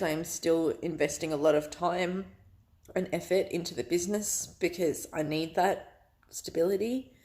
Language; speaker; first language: English; native; English